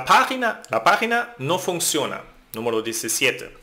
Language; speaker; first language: Spanish; non-native, fluent; German